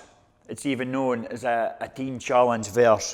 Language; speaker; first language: English; native; English